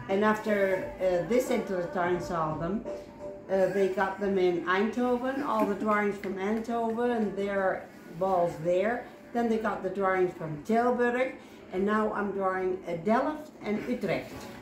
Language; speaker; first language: English; non-native, fluent; Dutch